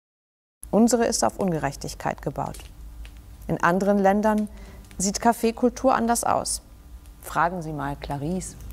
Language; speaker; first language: German; native; German